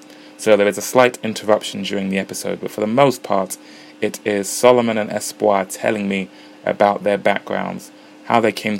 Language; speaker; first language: English; non-native, local second language; Ganda